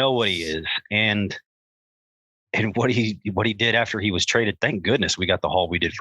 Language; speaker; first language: English; native; English